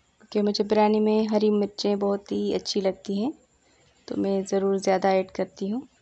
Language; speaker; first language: Urdu; non-native, local second language; Sindhi